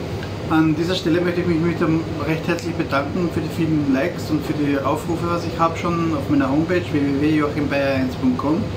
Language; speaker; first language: German; native; German